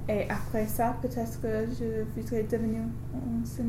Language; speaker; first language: French; non-native, learner; English